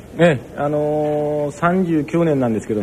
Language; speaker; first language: Japanese; native; Japanese